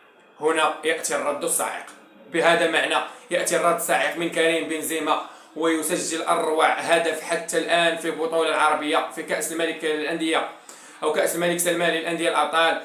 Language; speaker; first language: Arabic; native; Arabic